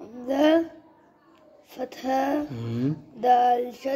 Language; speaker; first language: Arabic; non-native, learner; Urdu